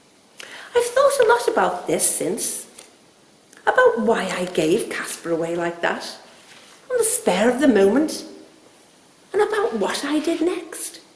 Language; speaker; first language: English; native; English